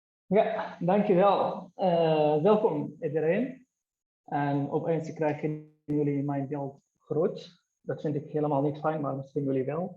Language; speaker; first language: Dutch; non-native, fluent; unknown